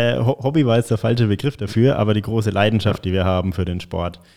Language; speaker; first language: German; native; German